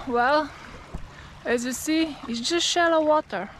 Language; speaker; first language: English; non-native, learner; Slovenian